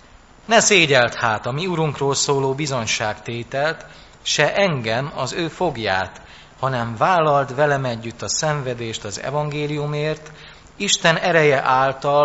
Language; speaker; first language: Hungarian; native; Hungarian